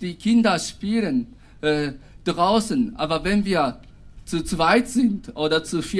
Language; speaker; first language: German; non-native, fluent; Japanese